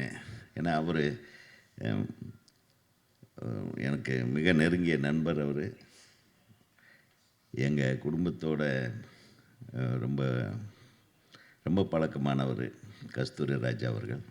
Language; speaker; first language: Tamil; native; Tamil